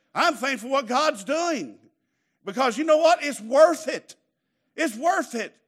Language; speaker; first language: English; native; English